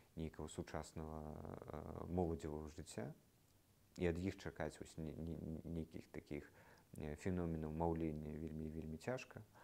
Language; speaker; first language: Belarusian; non-native, local second language; Russian